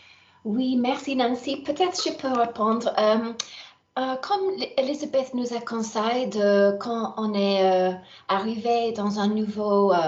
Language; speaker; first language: French; non-native, learner; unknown